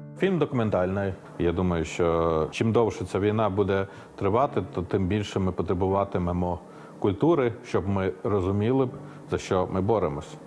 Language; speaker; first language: Ukrainian; early bilingual, heritage; Finnish